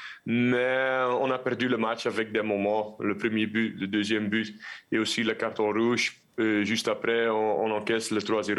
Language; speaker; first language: French; non-native, local second language; Dutch